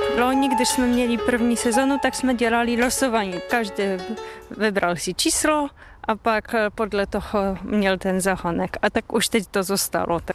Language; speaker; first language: Czech; non-native, fluent; Polish